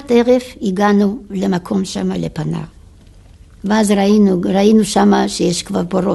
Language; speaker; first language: Hebrew; non-native, fluent; Yiddish